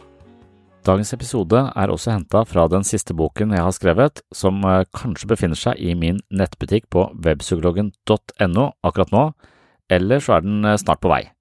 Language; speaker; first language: Norwegian; native; Norwegian